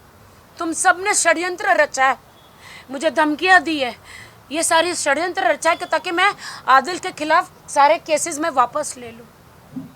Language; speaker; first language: Hindi; native; Hindi